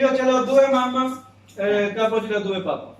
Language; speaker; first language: Italian; non-native, learner; Urdu